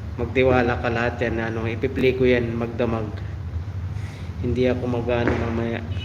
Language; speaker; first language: Filipino; non-native, local second language; Bikol